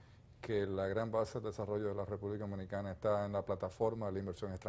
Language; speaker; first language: Spanish; native; Spanish